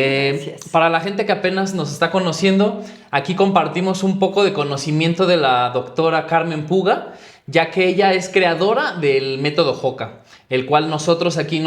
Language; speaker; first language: Spanish; native; Spanish